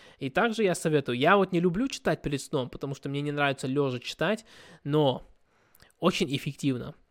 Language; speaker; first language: Russian; early bilingual, heritage; Russian